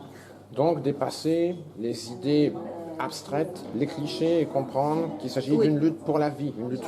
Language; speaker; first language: French; native; French